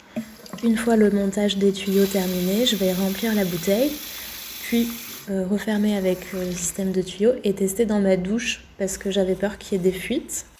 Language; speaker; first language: French; native; French